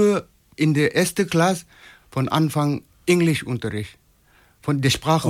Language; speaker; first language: German; non-native, learner; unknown